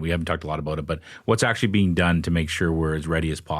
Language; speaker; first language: English; native; English